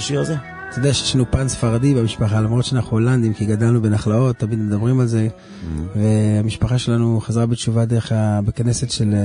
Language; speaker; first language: Hebrew; native; Hebrew